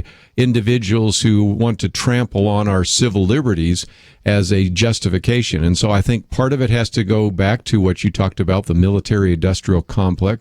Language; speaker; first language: English; native; English